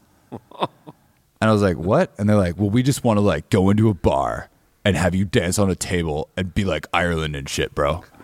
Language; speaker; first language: English; native; English